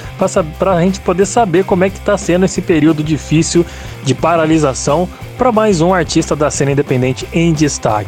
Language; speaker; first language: Portuguese; native; Portuguese